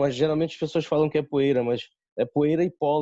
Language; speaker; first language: Portuguese; native; Portuguese